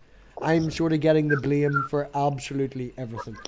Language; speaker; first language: English; native; English